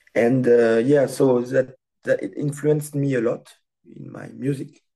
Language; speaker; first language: English; non-native, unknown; French